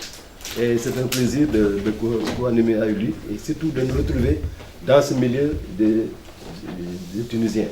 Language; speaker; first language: French; non-native, local second language; Wolof